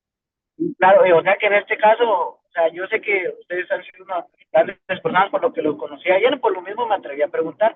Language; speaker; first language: Spanish; native; Spanish